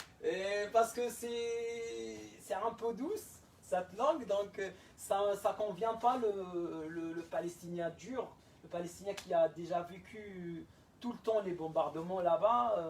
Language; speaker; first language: French; non-native, fluent; Arabic